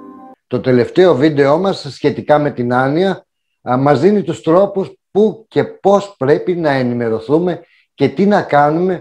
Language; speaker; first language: Greek; native; Greek